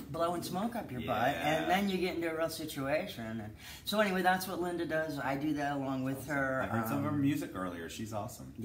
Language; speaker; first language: English; native; English